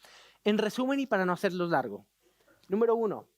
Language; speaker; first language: Spanish; native; Spanish